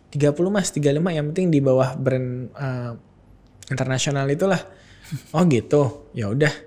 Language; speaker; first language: Indonesian; native; Indonesian